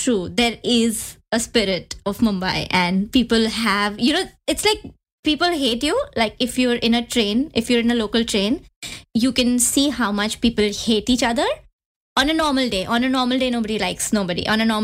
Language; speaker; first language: English; non-native, local second language; Hindi